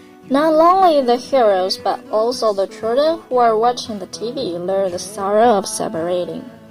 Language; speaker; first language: English; non-native, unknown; Chinese